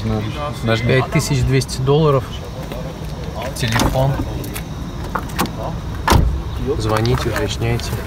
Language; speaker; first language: Russian; native; Russian